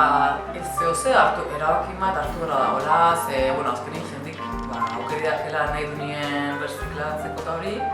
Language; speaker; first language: Basque; native; Basque